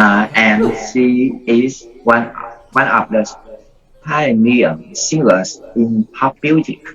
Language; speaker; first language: English; non-native, learner; Vietnamese